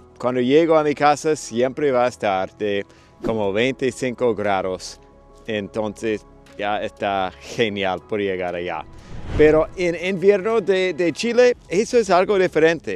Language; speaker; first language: Spanish; non-native, fluent; English